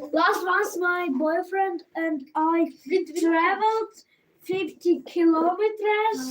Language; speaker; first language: English; non-native, learner; Ukrainian